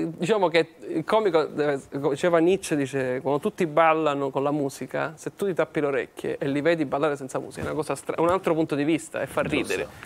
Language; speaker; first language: Italian; native; Italian